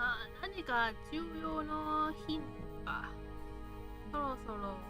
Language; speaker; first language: Japanese; non-native, learner; Chinese